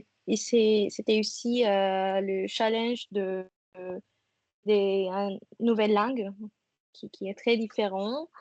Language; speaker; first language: French; non-native, fluent; Spanish